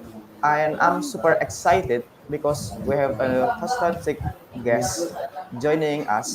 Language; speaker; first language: English; non-native, learner; Indonesian